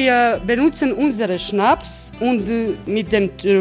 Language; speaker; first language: German; non-native, fluent; Croatian